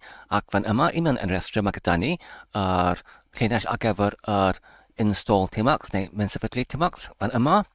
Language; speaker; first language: Welsh; non-native, learner; English